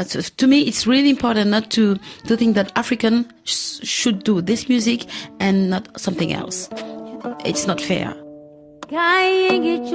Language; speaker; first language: English; non-native, fluent; Wolof